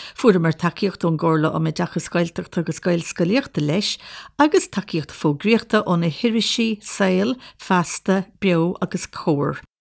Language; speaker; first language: Irish; native; Irish